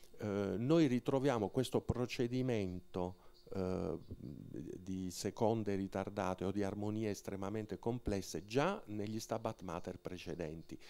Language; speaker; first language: Italian; native; Italian